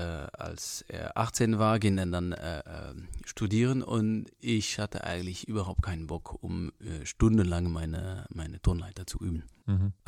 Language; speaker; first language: German; non-native, fluent; French